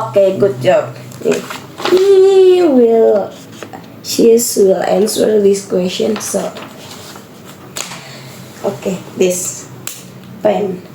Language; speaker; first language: English; non-native, learner; Indonesian